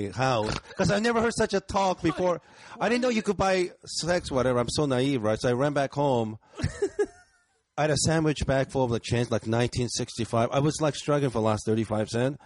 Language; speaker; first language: English; early bilingual, other home language; Japanese